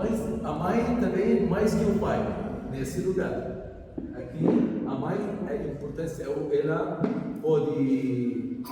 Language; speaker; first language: Portuguese; non-native, fluent; Arabic